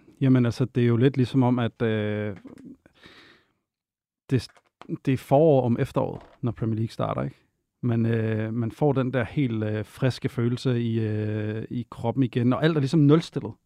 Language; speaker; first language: Danish; native; Danish